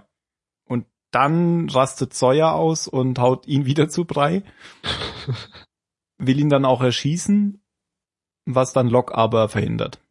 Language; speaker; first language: German; native; German